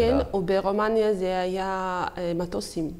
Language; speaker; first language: Hebrew; non-native, learner; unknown